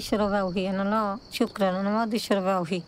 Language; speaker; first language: Arabic; non-native, learner; Bangla